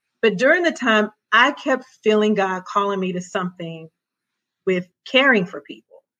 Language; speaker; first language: English; native; English